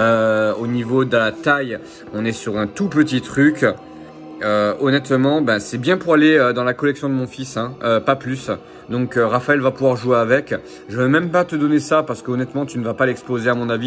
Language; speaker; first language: French; native; French